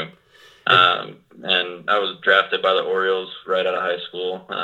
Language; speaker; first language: English; native; English